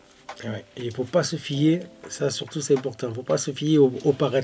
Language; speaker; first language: French; native; French